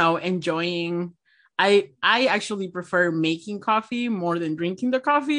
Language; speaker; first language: English; non-native, fluent; Spanish